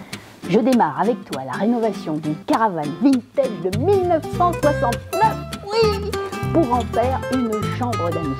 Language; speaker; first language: French; native; French